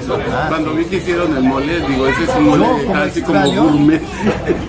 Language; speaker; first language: Spanish; native; Spanish